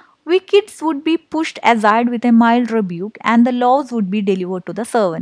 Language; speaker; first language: English; non-native, local second language; Malayalam